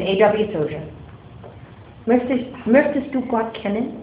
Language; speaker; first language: German; non-native, fluent; English